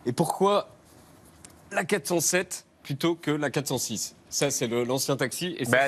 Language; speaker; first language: French; native; French